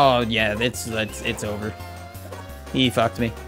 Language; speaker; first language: English; native; English